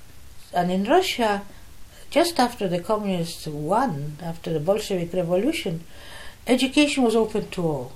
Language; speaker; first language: English; non-native, fluent; Polish